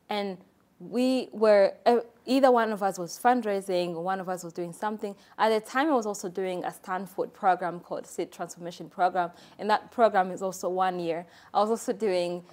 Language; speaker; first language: English; non-native, local second language; Kinyarwanda